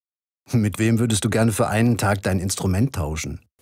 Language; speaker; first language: German; native; German